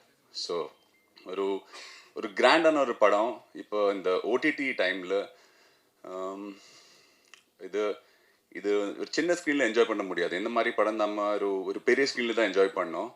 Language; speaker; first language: Tamil; non-native, fluent; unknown